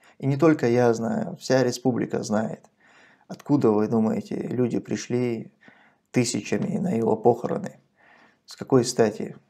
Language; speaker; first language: Russian; non-native, local second language; Chechen